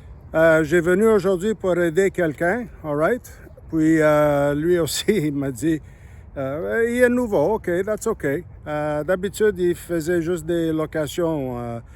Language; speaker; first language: French; non-native, local second language; English